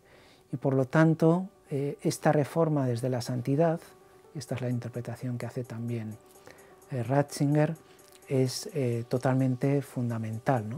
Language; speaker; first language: Spanish; native; Spanish